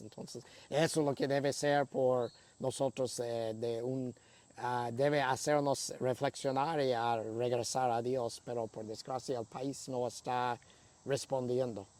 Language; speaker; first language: Spanish; non-native, fluent; English